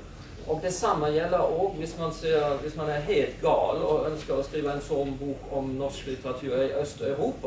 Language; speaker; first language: Norwegian; non-native, fluent; German